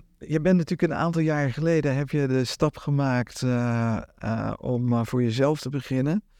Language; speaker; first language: Dutch; native; Dutch